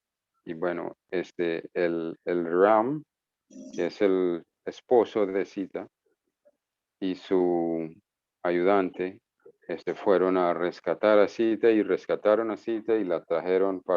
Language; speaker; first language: Spanish; non-native, fluent; English